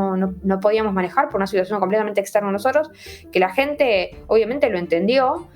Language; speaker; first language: Spanish; native; Spanish